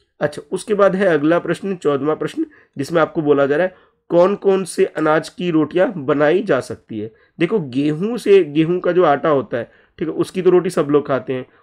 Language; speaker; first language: Hindi; native; Hindi